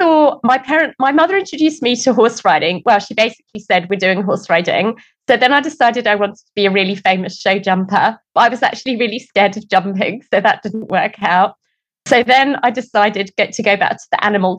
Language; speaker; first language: English; native; English